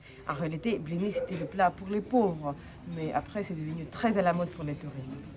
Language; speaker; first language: French; non-native, fluent; Russian